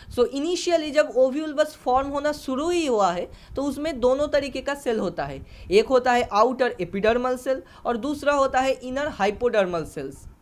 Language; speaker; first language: Hindi; non-native, local second language; Bangla